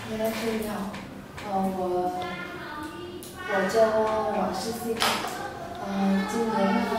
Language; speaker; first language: Chinese; non-native, learner; Vietnamese